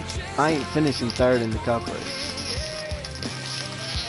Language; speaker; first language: English; native; English